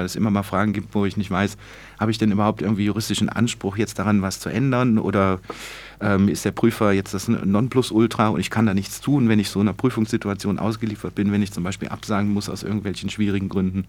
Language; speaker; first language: German; native; German